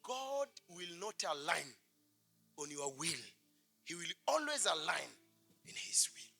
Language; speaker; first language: English; non-native, local second language; Swahili